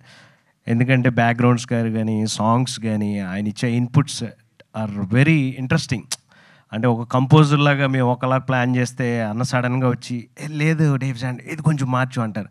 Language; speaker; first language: Telugu; native; Telugu